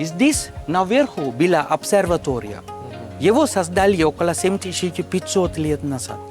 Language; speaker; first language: Russian; non-native, fluent; Sinhala